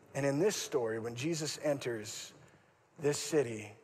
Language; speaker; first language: English; native; English